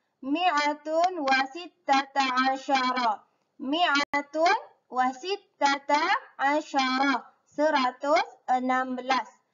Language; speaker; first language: Arabic; non-native, learner; Malay